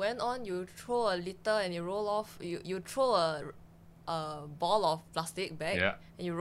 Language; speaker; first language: English; early bilingual, other home language; Chinese